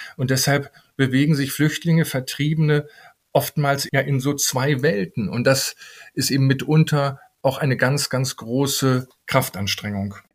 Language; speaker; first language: German; native; German